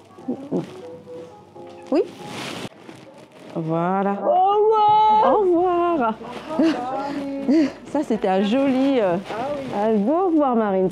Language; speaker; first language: French; native; French